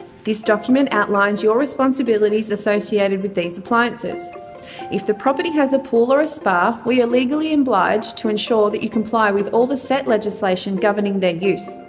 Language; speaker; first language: English; native; English